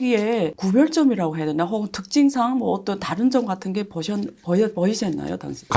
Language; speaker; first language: Korean; native; Korean